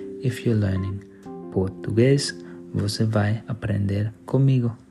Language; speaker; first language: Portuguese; non-native, fluent; English